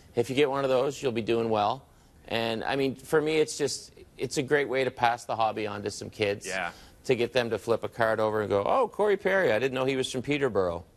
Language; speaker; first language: English; native; English